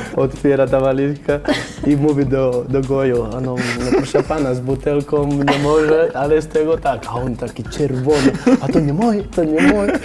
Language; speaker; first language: Polish; non-native, fluent; Spanish